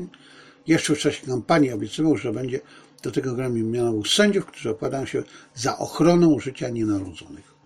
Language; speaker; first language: Polish; native; Polish